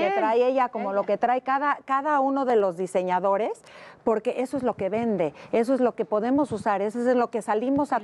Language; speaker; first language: Spanish; native; Spanish